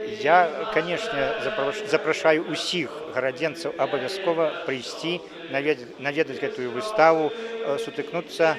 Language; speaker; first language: Belarusian; native; Belarusian